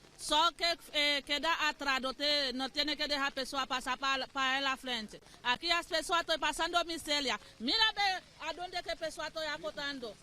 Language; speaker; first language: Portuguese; non-native, learner; Spanish